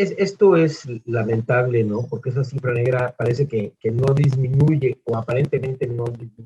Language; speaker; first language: Spanish; native; Spanish